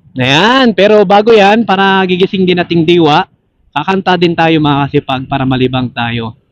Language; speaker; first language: Filipino; non-native, local second language; Cebuano